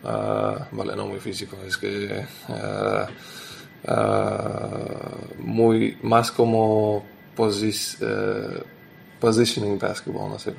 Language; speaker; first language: Spanish; non-native, learner; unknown